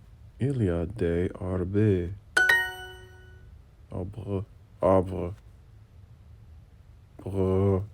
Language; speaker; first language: French; non-native, learner; English